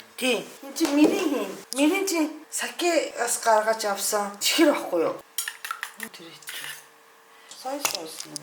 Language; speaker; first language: Mongolian; non-native, fluent; Japanese